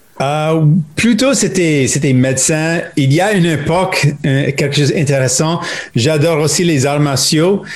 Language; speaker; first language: French; non-native, local second language; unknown